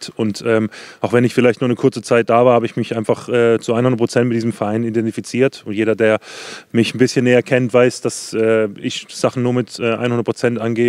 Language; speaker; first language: German; native; German